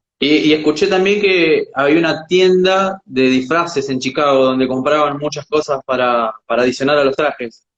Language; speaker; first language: Spanish; native; Spanish